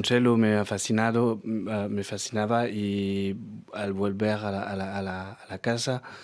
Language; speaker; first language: Spanish; non-native, learner; French